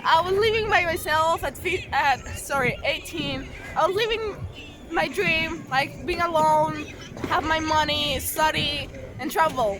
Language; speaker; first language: English; non-native, fluent; Spanish